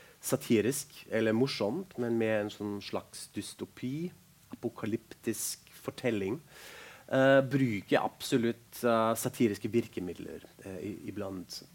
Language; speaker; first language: Norwegian; non-native, fluent; German